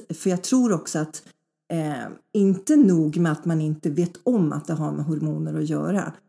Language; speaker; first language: Swedish; early bilingual, other home language; Polish